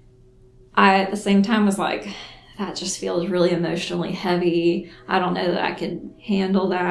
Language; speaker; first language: English; native; English